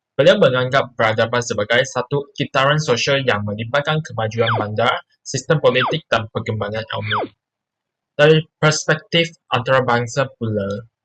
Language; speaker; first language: Malay; non-native, local second language; Chinese